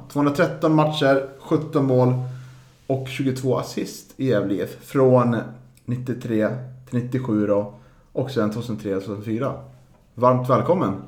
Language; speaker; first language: Swedish; native; Swedish